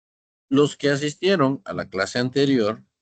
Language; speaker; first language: Spanish; native; Spanish